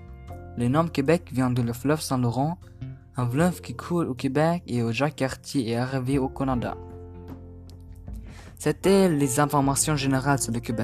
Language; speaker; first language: French; non-native, learner; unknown